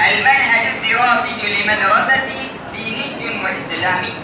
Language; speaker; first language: Arabic; non-native, learner; Urdu